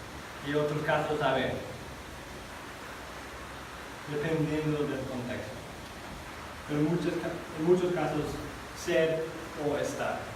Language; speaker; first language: Spanish; non-native, fluent; English